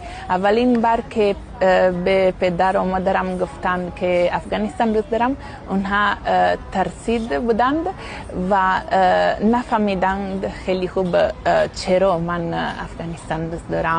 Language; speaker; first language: Persian; non-native, learner; Italian